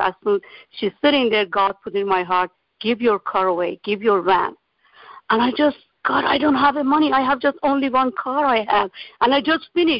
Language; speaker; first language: English; non-native, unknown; Persian